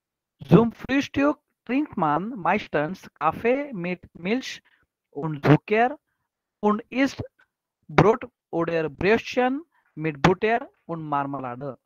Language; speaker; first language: German; non-native, fluent; Marathi